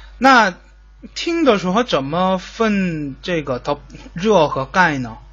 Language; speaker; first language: Chinese; non-native, fluent; Korean